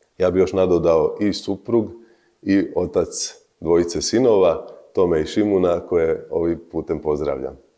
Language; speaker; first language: Croatian; native; Croatian